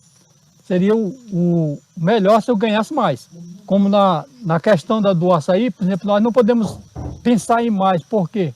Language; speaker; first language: Portuguese; native; Portuguese